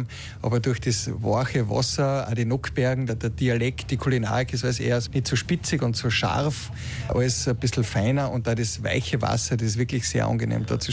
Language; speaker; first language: German; native; German